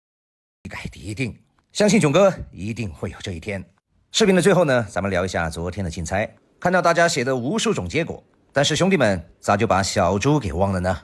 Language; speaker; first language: Chinese; native; Chinese